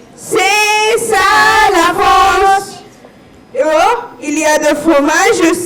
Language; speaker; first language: French; non-native, learner; Bangla